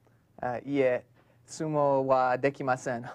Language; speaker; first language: Japanese; non-native, learner; English